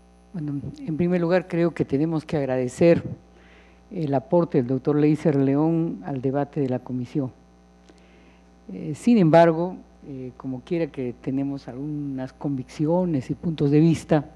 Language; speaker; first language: Spanish; native; Spanish